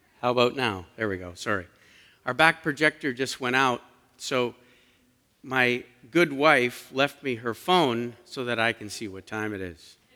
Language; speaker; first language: English; native; English